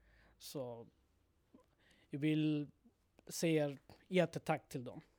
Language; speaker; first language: Swedish; non-native, learner; Bangla